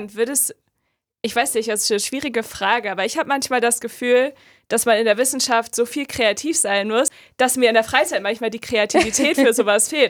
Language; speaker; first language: German; native; German